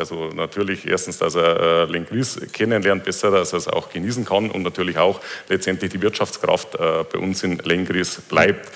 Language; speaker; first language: German; native; German